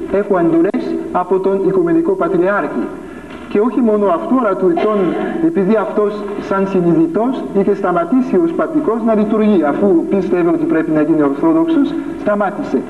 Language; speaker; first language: Greek; non-native, fluent; French